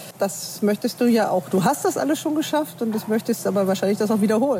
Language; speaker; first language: German; native; German